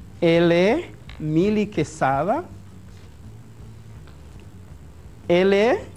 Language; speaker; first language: French; non-native, fluent; Spanish